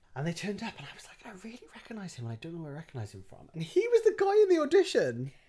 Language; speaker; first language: English; native; English